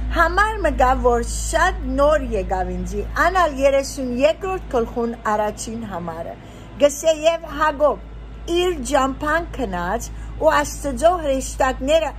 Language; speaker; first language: Armenian; early bilingual, heritage; Armenian